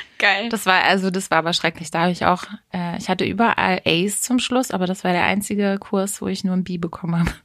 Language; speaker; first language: German; native; German